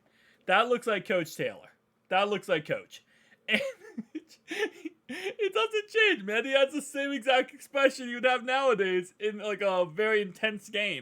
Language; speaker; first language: English; native; English